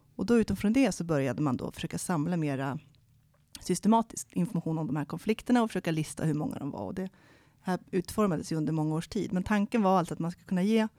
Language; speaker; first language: Swedish; native; Swedish